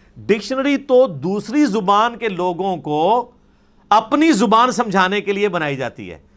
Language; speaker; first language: Urdu; non-native, local second language; Punjabi